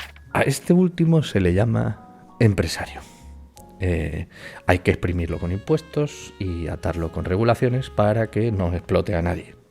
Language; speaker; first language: Spanish; native; Spanish